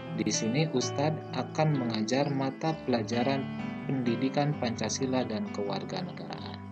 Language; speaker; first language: Indonesian; native; Indonesian